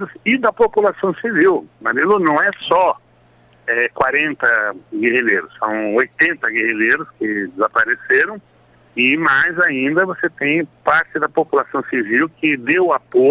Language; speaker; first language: Portuguese; native; Portuguese